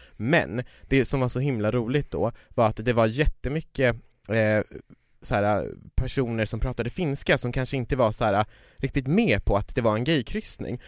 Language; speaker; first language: Swedish; native; Swedish